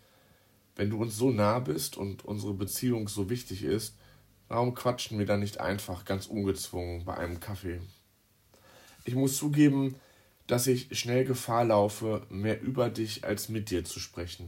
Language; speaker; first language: German; native; German